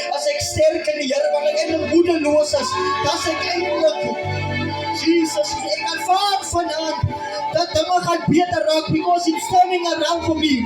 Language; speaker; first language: Afrikaans; non-native, local second language; English